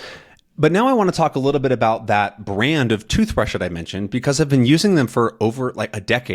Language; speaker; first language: English; native; English